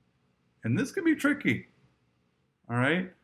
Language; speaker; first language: English; native; English